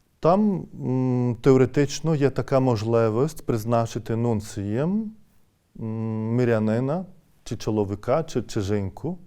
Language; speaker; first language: Ukrainian; non-native, fluent; Lithuanian